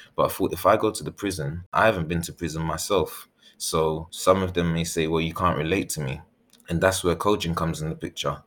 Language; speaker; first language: English; native; English